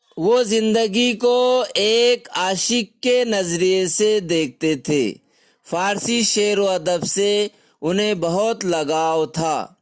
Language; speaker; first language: Urdu; native; Urdu